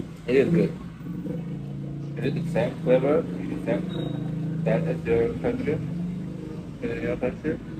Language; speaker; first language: English; non-native, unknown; Indonesian